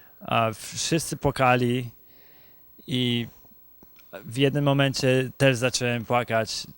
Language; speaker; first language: Polish; early bilingual, heritage; Polish